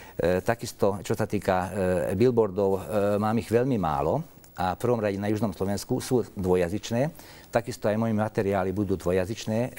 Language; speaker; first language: Slovak; non-native, local second language; Hungarian